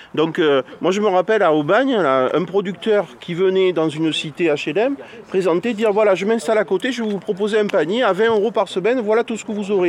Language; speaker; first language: French; native; French